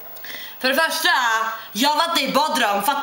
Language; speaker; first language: Swedish; native; Swedish